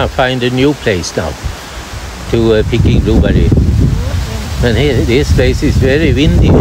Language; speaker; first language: English; non-native, learner; Swedish